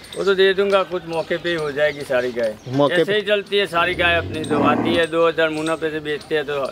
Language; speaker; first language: Hindi; non-native, local second language; Gujarati